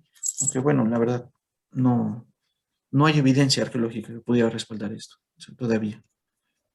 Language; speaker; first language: Spanish; native; Spanish